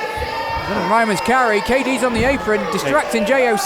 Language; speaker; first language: English; native; English